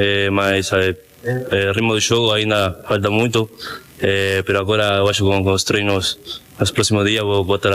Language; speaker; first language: Portuguese; non-native, learner; Spanish